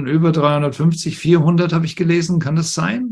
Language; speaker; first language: German; native; German